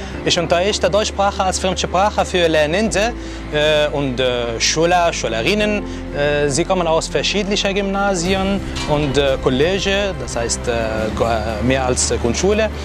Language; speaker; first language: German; non-native, fluent; Arabic